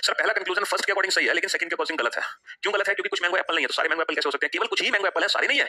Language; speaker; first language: Hindi; native; Hindi